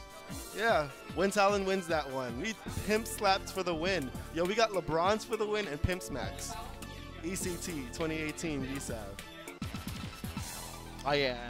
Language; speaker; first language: English; native; English